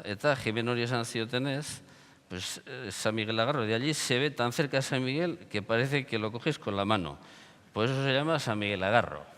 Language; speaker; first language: Spanish; native; Spanish